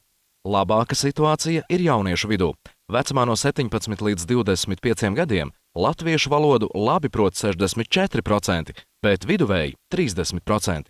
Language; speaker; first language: Latvian; native; Latvian